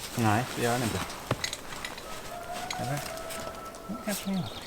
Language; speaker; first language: Swedish; native; Swedish